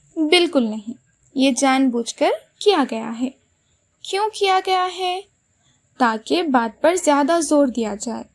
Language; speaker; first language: Urdu; native; Urdu